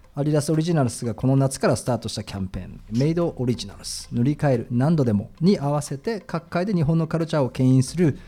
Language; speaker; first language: Japanese; native; Japanese